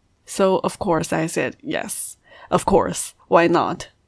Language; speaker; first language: English; non-native, fluent; Chinese